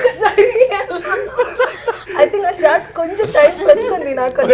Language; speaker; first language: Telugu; non-native, learner; Malayalam